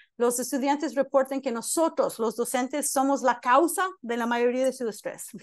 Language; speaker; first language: Spanish; non-native, fluent; English